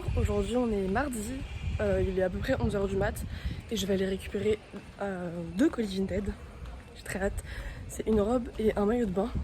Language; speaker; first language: French; native; French